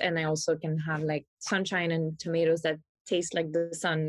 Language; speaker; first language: English; non-native, fluent; French